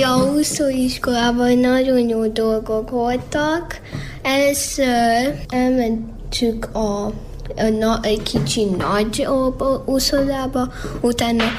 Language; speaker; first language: Hungarian; early bilingual, heritage; Hungarian